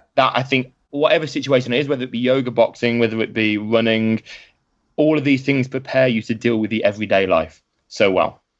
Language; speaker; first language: English; native; English